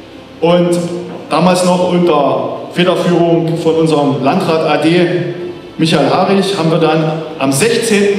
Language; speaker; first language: German; native; German